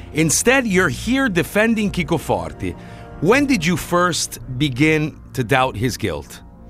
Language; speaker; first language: English; non-native, fluent; Italian